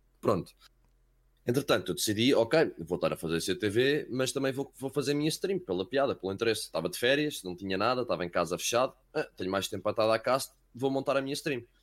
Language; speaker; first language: Portuguese; early bilingual, heritage; Portuguese